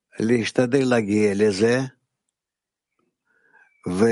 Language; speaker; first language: Hebrew; non-native, fluent; Russian